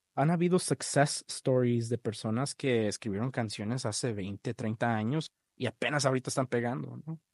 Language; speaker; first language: Spanish; early bilingual, other home language; English